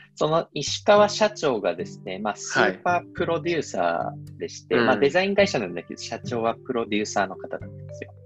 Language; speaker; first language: Japanese; native; Japanese